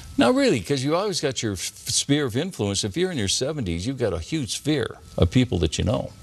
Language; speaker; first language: English; native; English